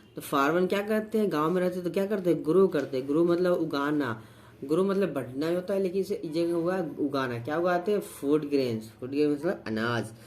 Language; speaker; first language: Hindi; native; Hindi